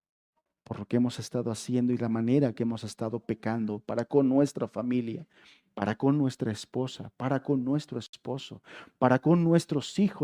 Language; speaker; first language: Spanish; native; Spanish